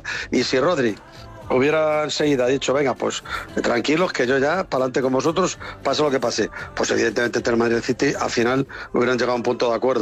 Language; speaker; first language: Spanish; native; Spanish